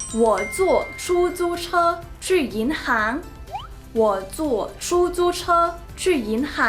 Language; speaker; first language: Chinese; non-native, fluent; Thai